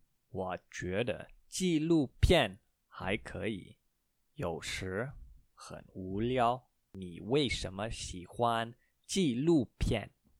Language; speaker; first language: Chinese; non-native, learner; English